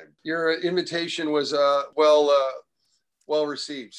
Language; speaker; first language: English; native; English